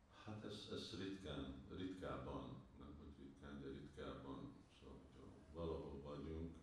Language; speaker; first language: Hungarian; early bilingual, heritage; Hungarian